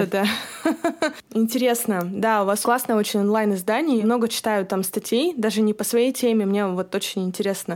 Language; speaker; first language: Russian; native; Russian